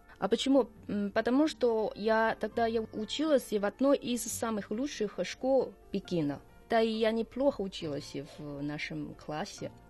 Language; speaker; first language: Russian; non-native, fluent; Chinese